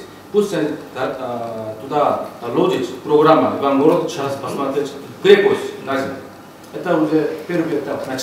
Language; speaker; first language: Russian; non-native, learner; Korean